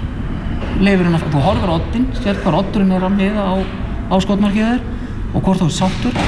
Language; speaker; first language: Icelandic; native; Icelandic